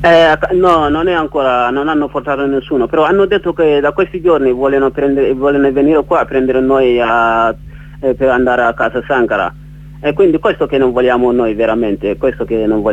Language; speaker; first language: Italian; non-native, learner; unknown